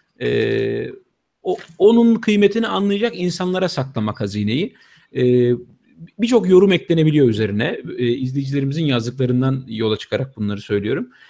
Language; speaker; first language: Turkish; native; Turkish